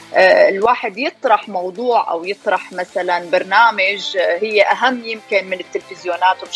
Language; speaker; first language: Arabic; native; Arabic